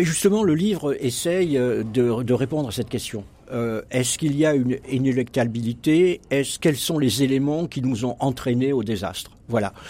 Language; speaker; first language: French; native; French